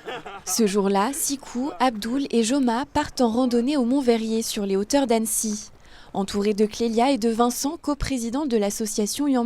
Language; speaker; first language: French; native; French